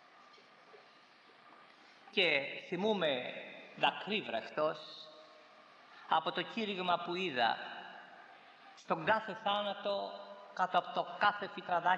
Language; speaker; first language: Greek; native; Greek